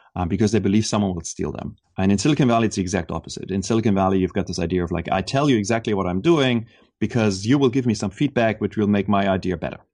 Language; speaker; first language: English; non-native, fluent; German